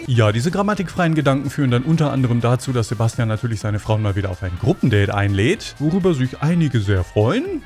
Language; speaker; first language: German; native; German